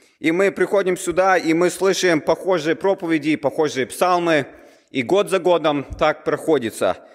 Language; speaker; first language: Russian; early bilingual, heritage; Russian